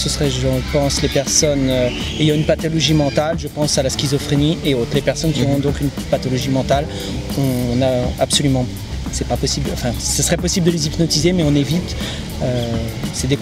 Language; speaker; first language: French; native; French